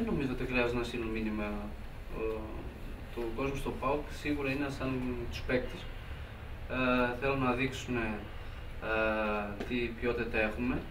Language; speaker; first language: Greek; non-native, learner; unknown